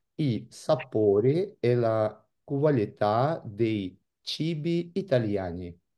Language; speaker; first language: Italian; non-native, learner; Russian